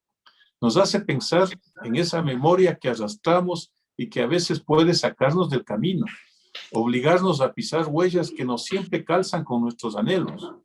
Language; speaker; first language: Spanish; native; Spanish